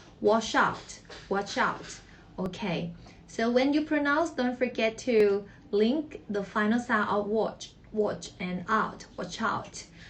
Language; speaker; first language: English; non-native, fluent; Thai